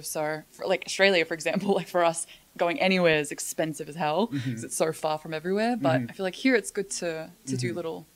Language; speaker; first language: English; native; English